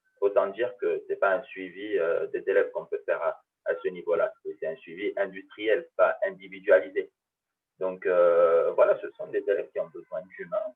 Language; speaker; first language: French; early bilingual, other home language; Arabic